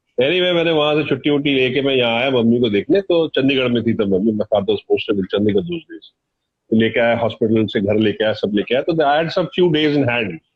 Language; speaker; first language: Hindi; native; Hindi